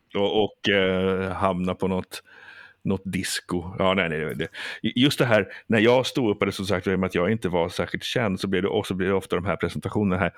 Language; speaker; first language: Swedish; early bilingual, heritage; Swedish